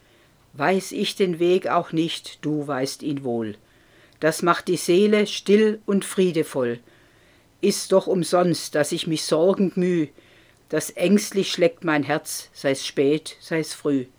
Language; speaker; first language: German; native; German